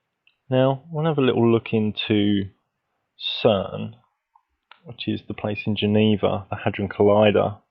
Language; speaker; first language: English; native; English